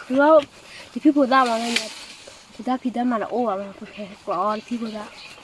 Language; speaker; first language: Thai; non-native, local second language; Karen languages